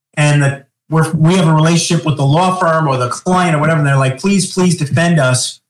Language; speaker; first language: English; native; English